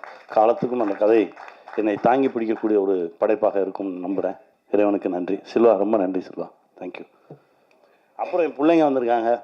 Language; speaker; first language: Tamil; native; Tamil